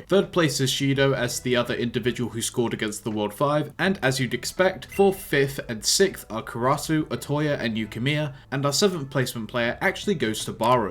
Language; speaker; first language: English; native; English